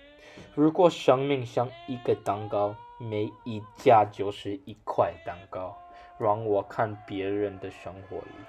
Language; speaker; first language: Chinese; non-native, learner; English